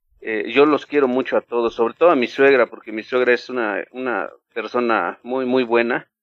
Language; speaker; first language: Spanish; native; Spanish